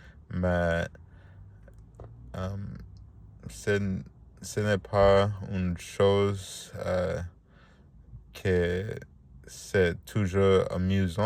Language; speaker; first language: French; non-native, learner; Spanish